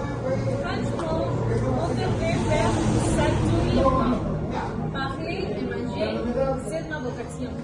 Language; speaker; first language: French; non-native, learner; Spanish